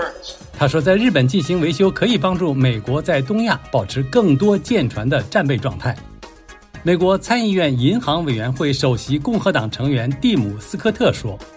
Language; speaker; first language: Chinese; native; Chinese